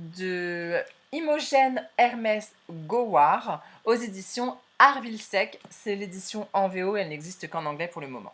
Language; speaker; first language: French; native; French